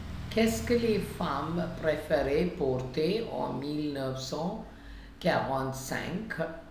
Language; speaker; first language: French; non-native, fluent; Tamil